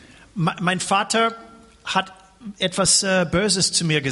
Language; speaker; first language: German; non-native, fluent; English